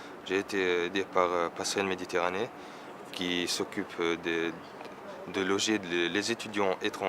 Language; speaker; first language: French; non-native, local second language; Arabic